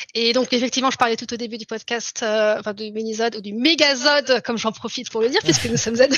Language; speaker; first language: French; early bilingual, heritage; German